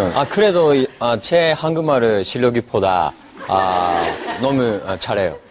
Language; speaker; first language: Korean; non-native, learner; Japanese